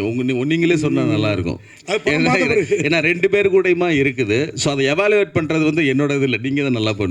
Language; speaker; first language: Tamil; native; Tamil